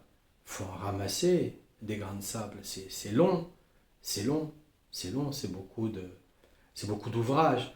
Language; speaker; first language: French; native; French